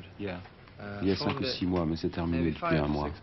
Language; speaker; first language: French; non-native, learner; English